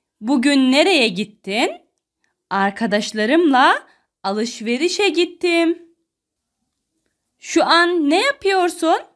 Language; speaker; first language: Turkish; non-native, fluent; Arabic